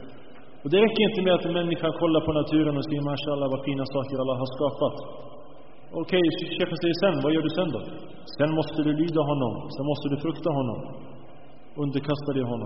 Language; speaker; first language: Swedish; early bilingual, other home language; Arabic